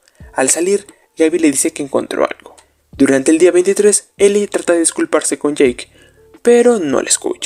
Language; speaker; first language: Spanish; native; Spanish